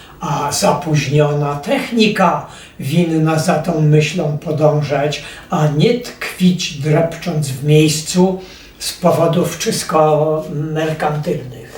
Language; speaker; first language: Polish; native; Polish